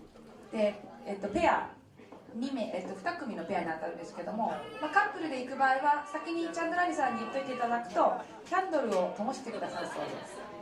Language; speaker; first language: Japanese; non-native, fluent; Bangla